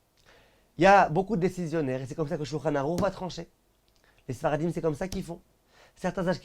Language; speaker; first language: French; native; French